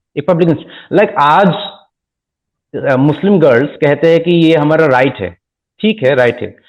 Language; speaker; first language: Hindi; non-native, local second language; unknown